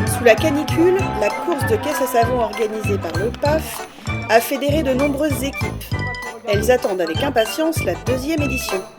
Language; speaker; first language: French; native; French